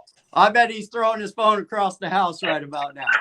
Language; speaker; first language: English; native; English